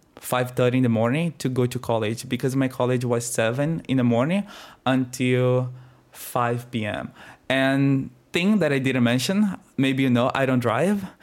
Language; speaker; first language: English; non-native, fluent; Portuguese